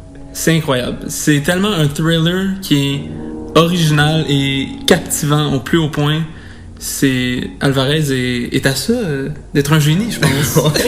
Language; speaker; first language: French; native; French